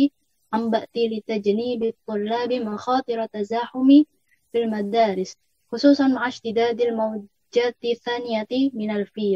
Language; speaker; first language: Arabic; non-native, learner; Indonesian